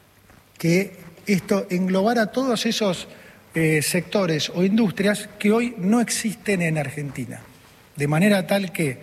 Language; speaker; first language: Spanish; native; Spanish